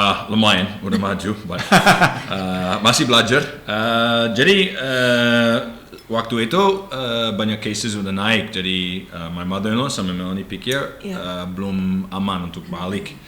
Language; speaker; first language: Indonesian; non-native, learner; English